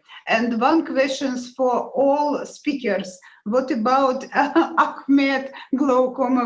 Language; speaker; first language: English; non-native, learner; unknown